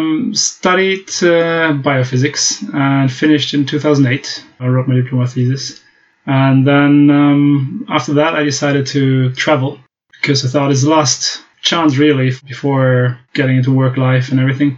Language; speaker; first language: English; non-native, fluent; German